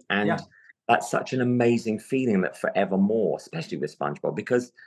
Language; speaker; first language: English; native; English